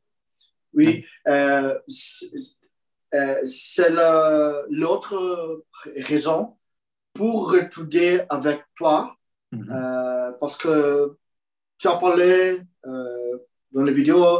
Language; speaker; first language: French; non-native, learner; Portuguese